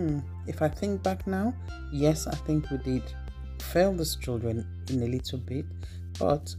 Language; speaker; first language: English; non-native, local second language; Yoruba